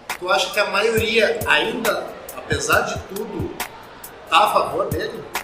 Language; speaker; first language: Portuguese; native; Portuguese